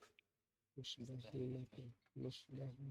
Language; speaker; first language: Arabic; non-native, learner; Indonesian